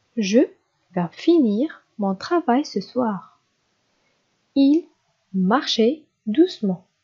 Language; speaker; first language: French; non-native, local second language; Arabic